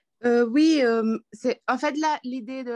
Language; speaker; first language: French; non-native, fluent; Quechua